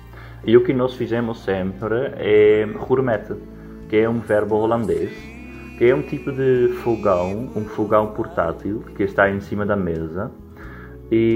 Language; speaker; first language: Portuguese; non-native, fluent; Dutch